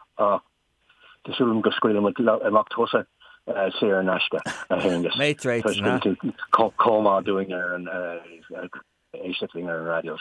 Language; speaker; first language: Irish; non-native, local second language; English